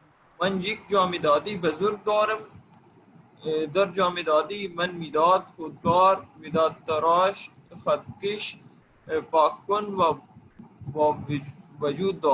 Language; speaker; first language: Persian; non-native, learner; Urdu